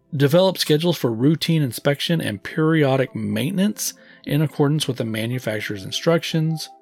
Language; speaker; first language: English; native; English